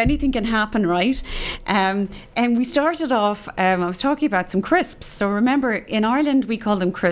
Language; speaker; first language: English; native; English